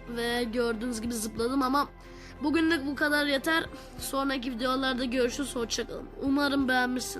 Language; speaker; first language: Turkish; native; Turkish